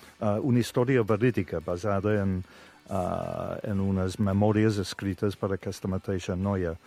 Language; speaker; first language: Catalan; non-native, fluent; English